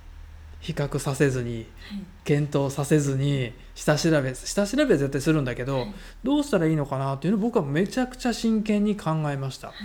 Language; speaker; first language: Japanese; native; Japanese